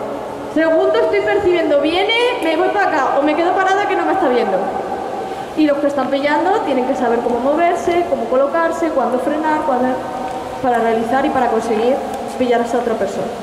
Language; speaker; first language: Spanish; native; Spanish